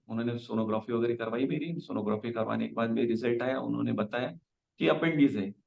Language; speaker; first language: Hindi; non-native, local second language; Marathi